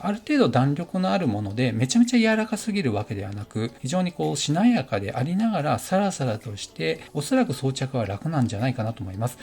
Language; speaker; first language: Japanese; native; Japanese